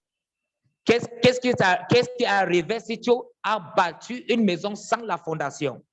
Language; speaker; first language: French; non-native, fluent; English